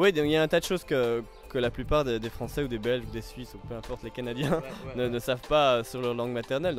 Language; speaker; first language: French; native; French